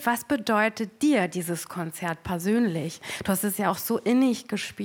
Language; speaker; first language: German; native; German